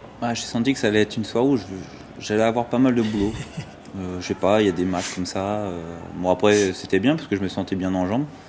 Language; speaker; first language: French; native; French